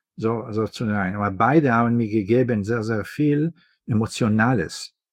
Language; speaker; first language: German; non-native, fluent; Hebrew